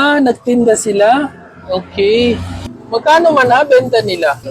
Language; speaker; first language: Filipino; non-native, local second language; Cebuano